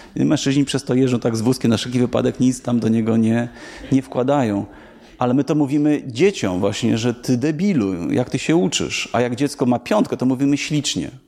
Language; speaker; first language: Polish; native; Polish